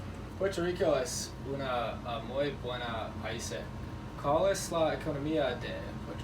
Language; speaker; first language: Spanish; non-native, learner; English